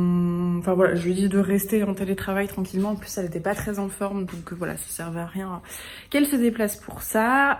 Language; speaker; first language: French; native; French